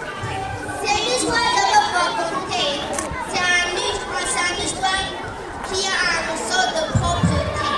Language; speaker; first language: French; non-native, learner; Kinyarwanda